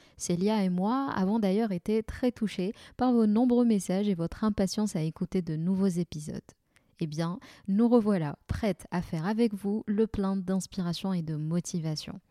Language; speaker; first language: French; non-native, local second language; Arabic